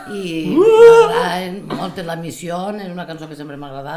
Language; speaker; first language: Catalan; native; Catalan